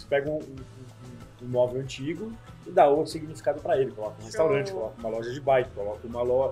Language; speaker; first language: Portuguese; native; Portuguese